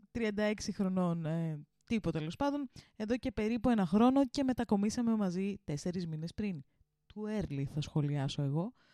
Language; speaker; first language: Greek; early bilingual, heritage; Greek